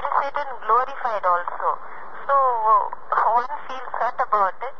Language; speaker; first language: English; non-native, local second language; Tamil